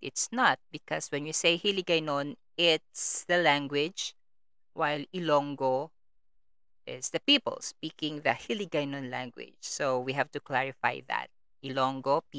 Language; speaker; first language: English; non-native, local second language; Kinaray-a